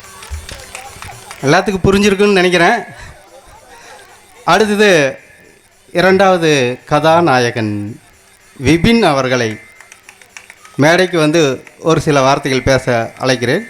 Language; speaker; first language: Tamil; native; Tamil